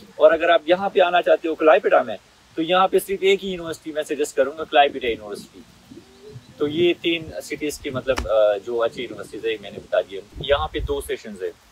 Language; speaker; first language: Hindi; non-native, local second language; Pashto